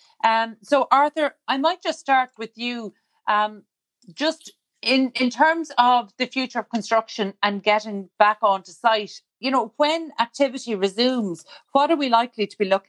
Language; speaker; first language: English; native; English